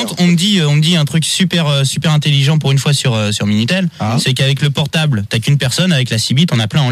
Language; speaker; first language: French; native; French